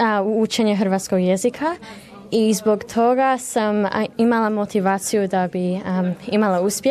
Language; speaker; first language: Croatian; early bilingual, heritage; Croatian